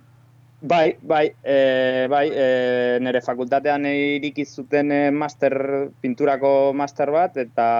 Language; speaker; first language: Basque; non-native, local second language; Spanish